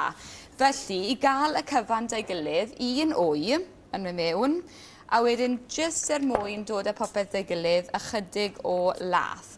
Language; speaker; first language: Welsh; native; Welsh